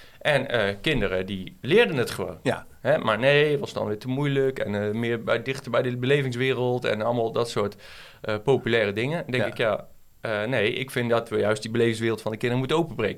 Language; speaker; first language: Dutch; native; Dutch